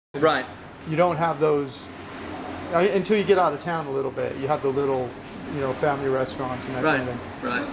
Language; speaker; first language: English; native; English